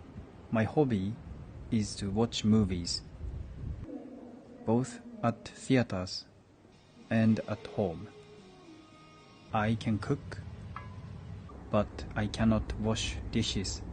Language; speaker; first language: English; non-native, learner; Japanese